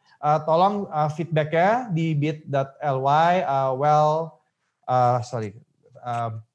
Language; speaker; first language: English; non-native, local second language; Indonesian